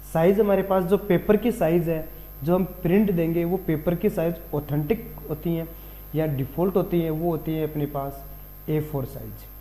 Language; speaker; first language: Hindi; native; Hindi